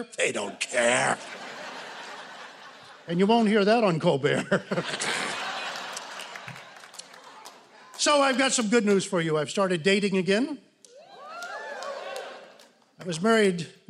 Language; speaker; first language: English; native; English